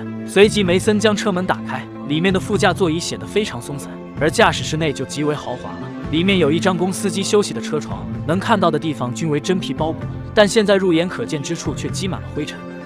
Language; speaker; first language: Chinese; native; Chinese